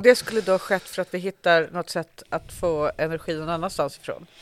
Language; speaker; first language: Swedish; native; Swedish